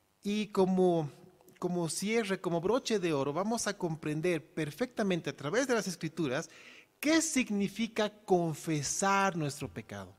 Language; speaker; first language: Spanish; native; Spanish